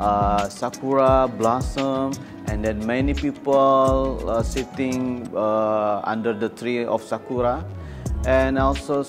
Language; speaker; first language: English; non-native, learner; Indonesian